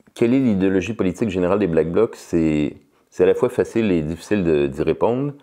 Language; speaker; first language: French; native; French